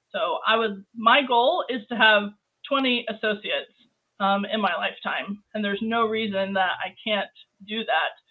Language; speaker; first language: English; native; English